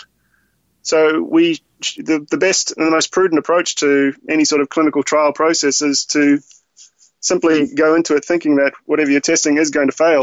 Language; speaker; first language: English; native; English